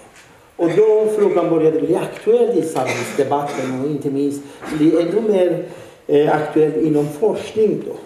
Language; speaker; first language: Swedish; non-native, fluent; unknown